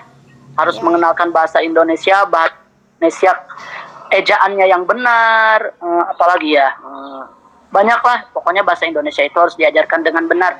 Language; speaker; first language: Indonesian; non-native, local second language; Sundanese